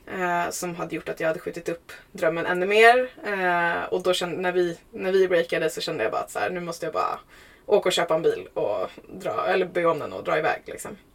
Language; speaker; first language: Swedish; native; Swedish